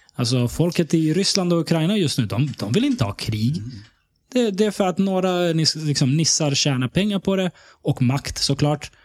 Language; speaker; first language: Swedish; early bilingual, other home language; Bosnian